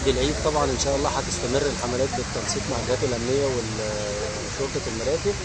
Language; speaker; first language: Arabic; native; Arabic